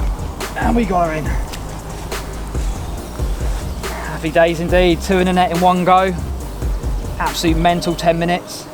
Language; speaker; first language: English; native; English